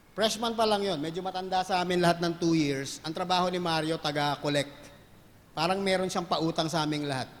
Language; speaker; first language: Filipino; native; Filipino